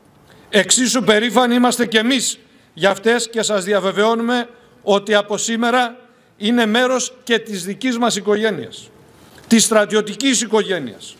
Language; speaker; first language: Greek; native; Greek